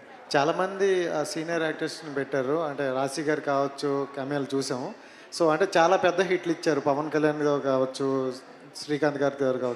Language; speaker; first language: Telugu; native; Telugu